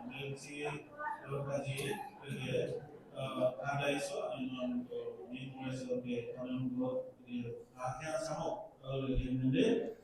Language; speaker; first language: Korean; non-native, learner; Indonesian